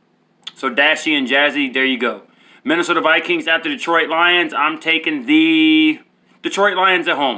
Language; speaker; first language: English; native; English